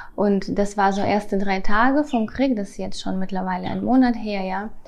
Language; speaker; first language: German; non-native, fluent; Russian